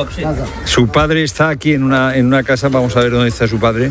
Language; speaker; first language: Spanish; native; Spanish